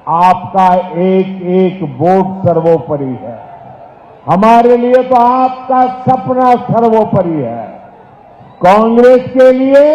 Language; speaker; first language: Hindi; non-native, local second language; Gujarati